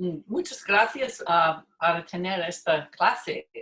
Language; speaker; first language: Spanish; non-native, learner; English